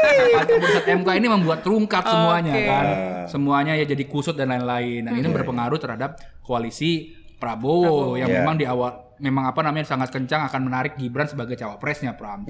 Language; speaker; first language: Indonesian; native; Indonesian